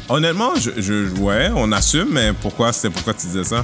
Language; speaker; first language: French; early bilingual, heritage; French